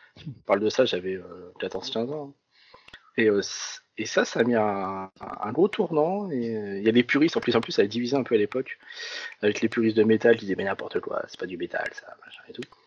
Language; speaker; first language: French; early bilingual, other home language; Vietnamese